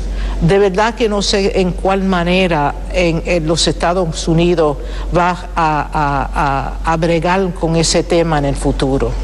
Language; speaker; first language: Spanish; early bilingual, heritage; Spanish